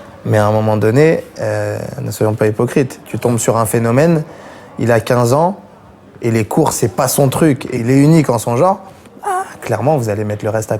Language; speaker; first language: French; native; French